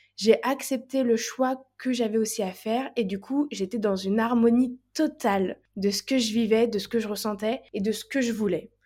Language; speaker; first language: French; native; French